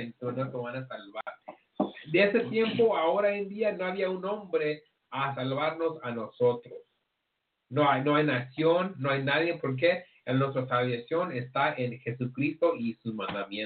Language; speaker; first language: Spanish; early bilingual, heritage; Spanish